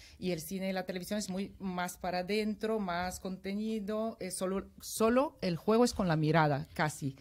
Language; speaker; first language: Spanish; non-native, fluent; Bulgarian